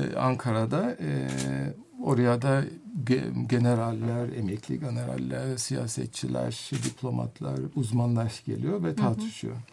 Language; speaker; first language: Turkish; non-native, fluent; German